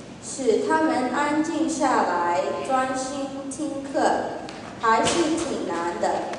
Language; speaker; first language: Chinese; early bilingual, heritage; Chinese